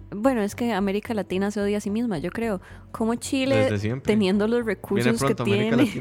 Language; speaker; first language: Spanish; native; Spanish